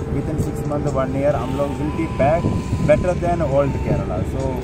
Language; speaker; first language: Hindi; non-native, local second language; Malayalam